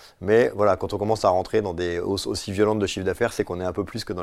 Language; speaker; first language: French; native; French